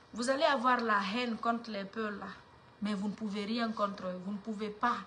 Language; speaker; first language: French; non-native, local second language; Fula